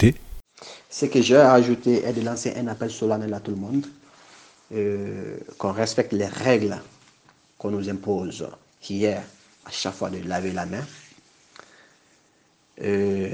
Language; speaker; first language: French; non-native, local second language; Bambara